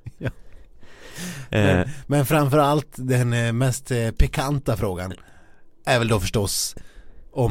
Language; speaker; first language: Swedish; native; Swedish